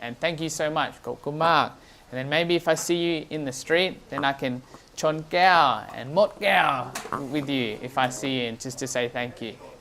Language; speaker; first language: English; native; English